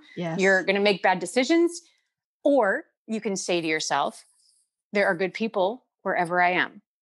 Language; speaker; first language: English; native; English